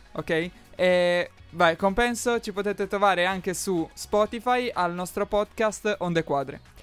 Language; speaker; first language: Italian; native; Italian